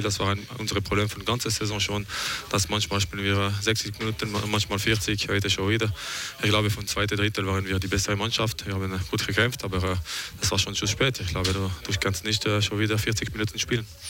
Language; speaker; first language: German; non-native, local second language; French